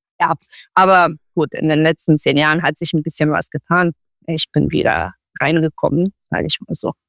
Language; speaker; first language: German; non-native, fluent; Romanian